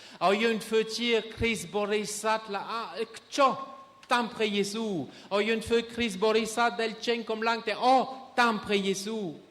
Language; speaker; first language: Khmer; non-native, fluent; French